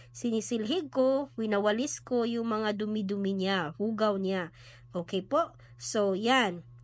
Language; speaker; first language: Filipino; non-native, local second language; Cebuano